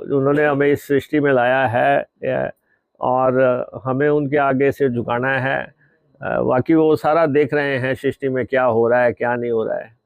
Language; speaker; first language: Hindi; native; Hindi